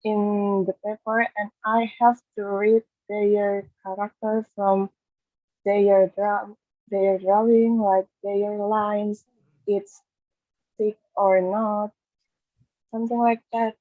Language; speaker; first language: English; non-native, learner; Indonesian